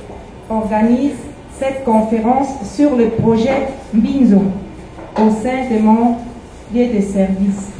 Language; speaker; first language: French; non-native, fluent; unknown